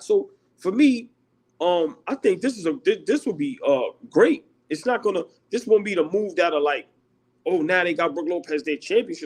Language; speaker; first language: English; native; English